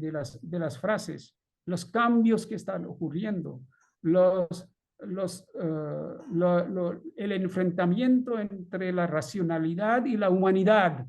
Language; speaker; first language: Spanish; non-native, fluent; Bangla